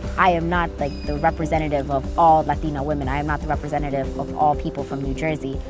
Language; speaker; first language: English; early bilingual, other home language; Spanish